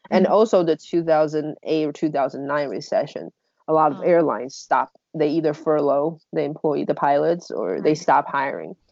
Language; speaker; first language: English; non-native, fluent; Chinese